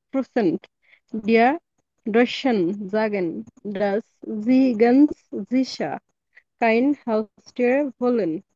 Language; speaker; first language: German; non-native, learner; Bangla